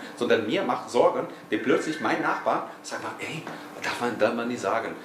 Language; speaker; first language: German; non-native, fluent; Spanish